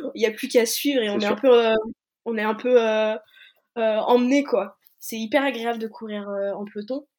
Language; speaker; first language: French; native; French